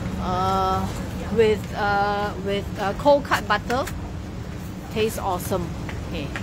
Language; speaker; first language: English; non-native, local second language; Cantonese